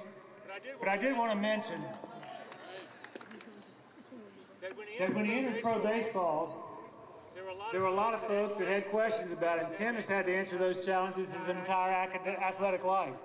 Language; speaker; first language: English; native; English